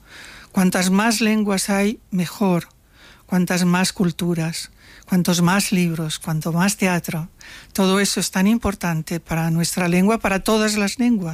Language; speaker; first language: Spanish; non-native, local second language; Catalan